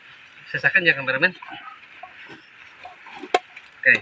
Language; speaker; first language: Indonesian; non-native, local second language; Sundanese